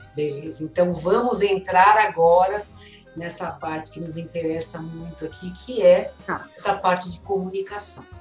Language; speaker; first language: Portuguese; native; Portuguese